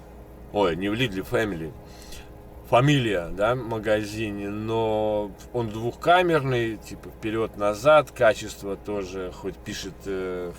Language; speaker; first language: Russian; native; Russian